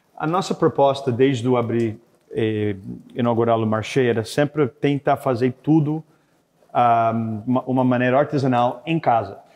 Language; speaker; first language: Portuguese; non-native, fluent; French